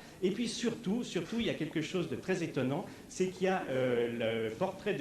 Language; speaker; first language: French; native; French